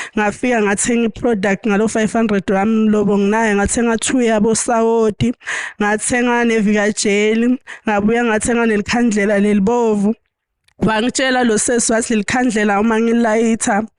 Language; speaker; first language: Zulu; non-native, local second language; Swati